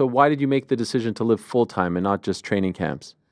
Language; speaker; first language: English; native; English